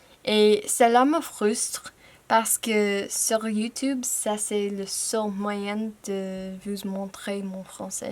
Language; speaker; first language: French; non-native, fluent; English